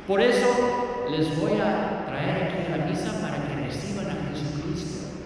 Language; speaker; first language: Spanish; non-native, fluent; English